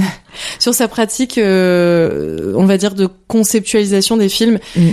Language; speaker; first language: French; native; French